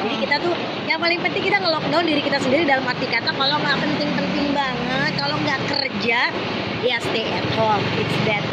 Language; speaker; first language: Indonesian; native; Indonesian